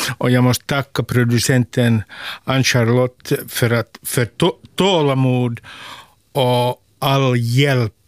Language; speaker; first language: Swedish; non-native, local second language; Finnish